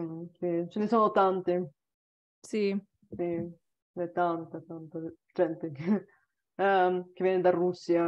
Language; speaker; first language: Italian; non-native, learner; Bulgarian